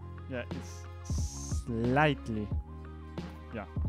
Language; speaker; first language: English; non-native, fluent; Spanish